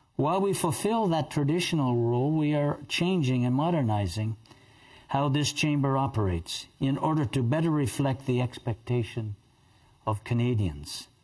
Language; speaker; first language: English; native; English